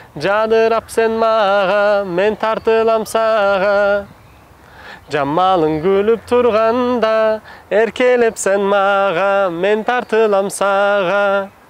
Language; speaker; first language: Kyrgyz; non-native, fluent; Turkish